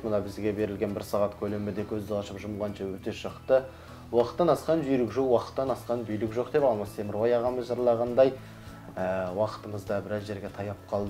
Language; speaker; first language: Kazakh; native; Kazakh